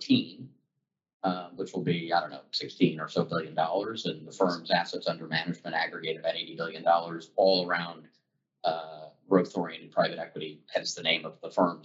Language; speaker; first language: English; native; English